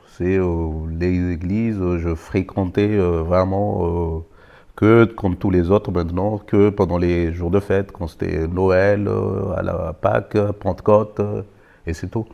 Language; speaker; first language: French; non-native, local second language; Malagasy